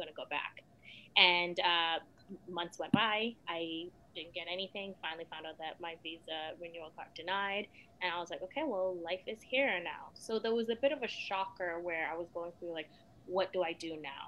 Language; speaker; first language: English; early bilingual, other home language; Krio